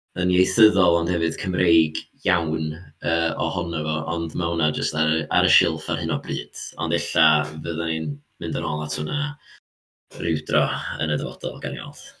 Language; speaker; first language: Welsh; native; Welsh